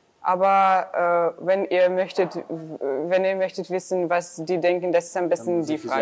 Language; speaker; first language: German; non-native, learner; Russian